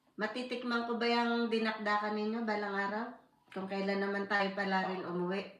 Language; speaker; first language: Filipino; native; Filipino